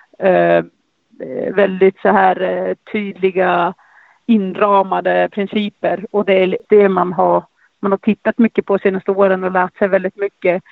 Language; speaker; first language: Swedish; non-native, fluent; Icelandic